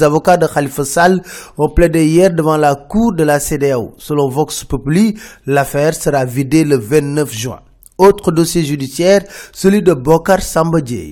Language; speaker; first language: French; non-native, local second language; Wolof